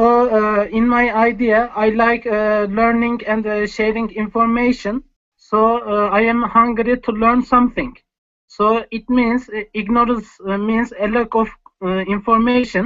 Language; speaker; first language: English; non-native, learner; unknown